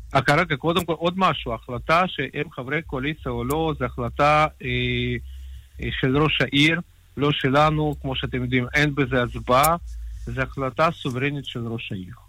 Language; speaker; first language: Hebrew; non-native, fluent; Russian